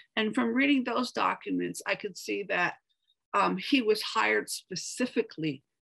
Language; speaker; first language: English; native; English